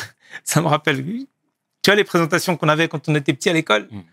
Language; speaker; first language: French; native; French